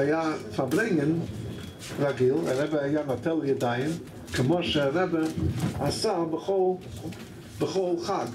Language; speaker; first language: Hebrew; non-native, fluent; English